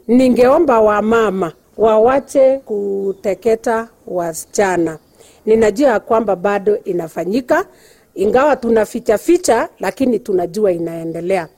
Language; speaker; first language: Swahili; non-native, local second language; Kalenjin